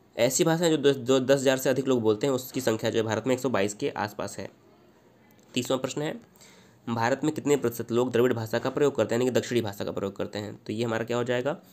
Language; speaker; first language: Hindi; native; Hindi